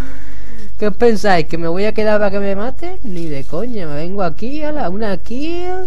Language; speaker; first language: Spanish; native; Spanish